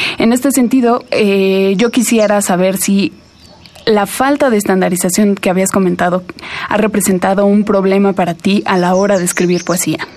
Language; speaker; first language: Spanish; native; Spanish